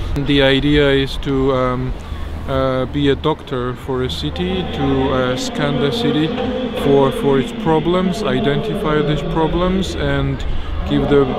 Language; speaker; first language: English; non-native, fluent; Georgian